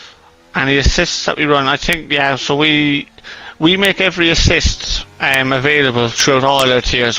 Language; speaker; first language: English; native; English